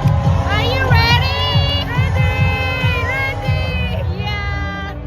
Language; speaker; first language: English; non-native, learner; Korean